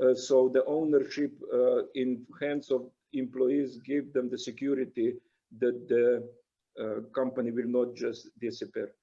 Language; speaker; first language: English; non-native, fluent; Slovenian